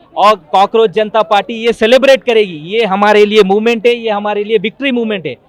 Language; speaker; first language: Hindi; non-native, local second language; Telugu